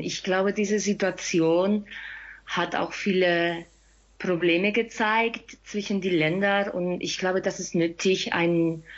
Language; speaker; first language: German; non-native, fluent; Spanish